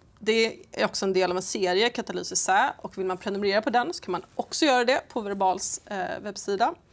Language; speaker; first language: Swedish; native; Swedish